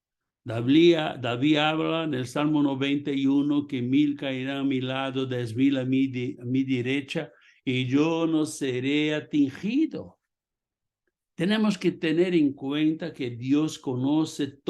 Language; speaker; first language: Spanish; non-native, fluent; Portuguese